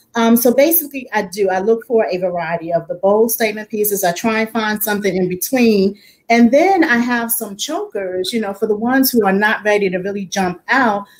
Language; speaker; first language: English; native; English